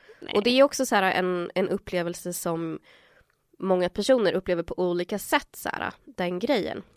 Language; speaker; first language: Swedish; early bilingual, other home language; Spanish